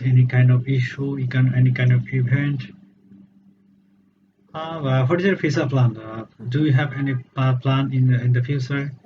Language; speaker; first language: English; non-native, learner; Bangla